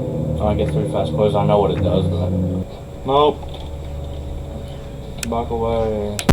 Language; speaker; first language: English; native; English